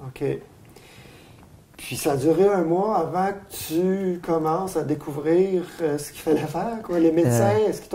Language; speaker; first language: French; native; French